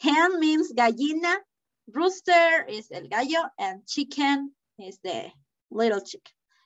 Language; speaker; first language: English; non-native, fluent; Spanish